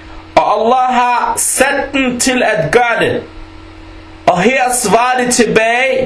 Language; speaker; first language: Danish; non-native, fluent; Arabic